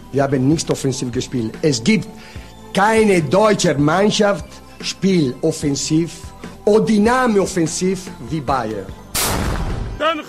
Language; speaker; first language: German; non-native, learner; Italian